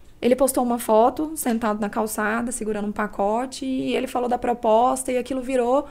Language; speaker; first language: Portuguese; native; Portuguese